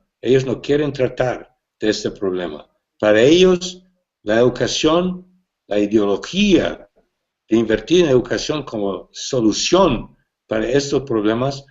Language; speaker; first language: Spanish; non-native, fluent; English